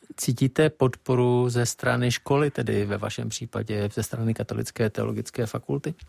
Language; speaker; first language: Czech; native; Czech